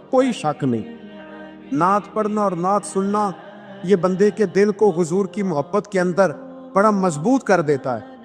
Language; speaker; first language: Urdu; non-native, local second language; Punjabi